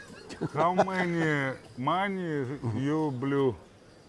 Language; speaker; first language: English; non-native, learner; Russian